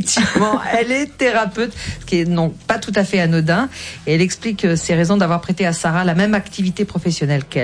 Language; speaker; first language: French; native; French